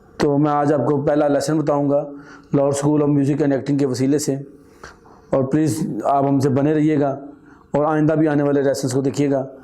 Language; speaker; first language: Urdu; non-native, local second language; Punjabi